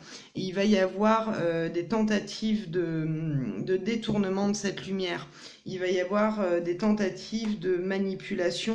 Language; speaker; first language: French; native; French